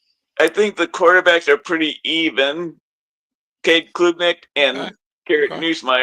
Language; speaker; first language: English; native; English